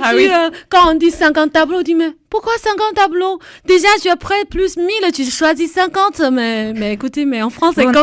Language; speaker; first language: French; non-native, fluent; Chinese